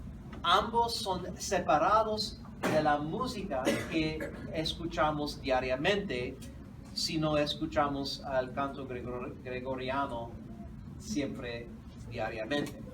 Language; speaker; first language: Spanish; non-native, fluent; English